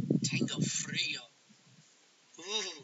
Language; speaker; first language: Spanish; non-native, fluent; English